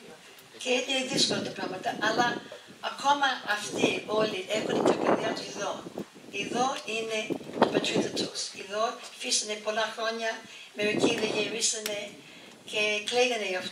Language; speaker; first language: Greek; early bilingual, heritage; English